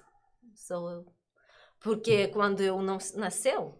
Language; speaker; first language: Portuguese; non-native, learner; Russian